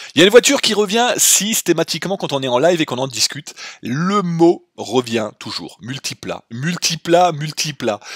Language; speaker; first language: French; native; French